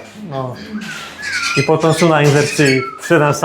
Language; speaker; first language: Polish; non-native, learner; Slovak